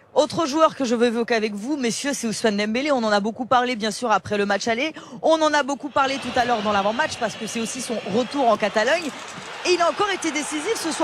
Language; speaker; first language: French; native; French